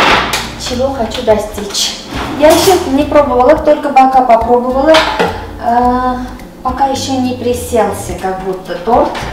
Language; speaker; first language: Russian; non-native, fluent; Armenian